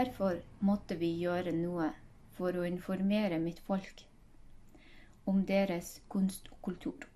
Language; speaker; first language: Norwegian; non-native, fluent; Hazaragi